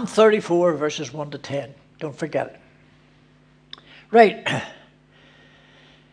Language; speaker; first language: English; native; English